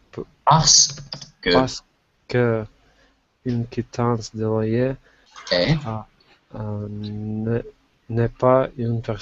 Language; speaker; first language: French; non-native, learner; Russian